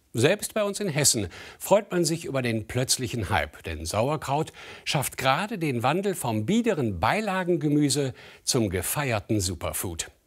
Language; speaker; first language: German; native; German